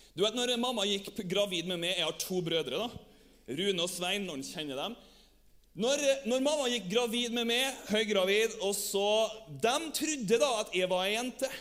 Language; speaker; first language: Norwegian; native; Norwegian